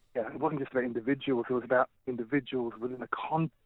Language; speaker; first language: English; native; English